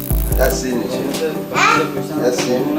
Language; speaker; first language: Russian; non-native, learner; Persian